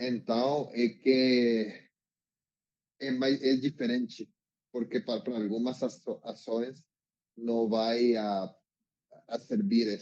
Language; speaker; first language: Portuguese; non-native, learner; Spanish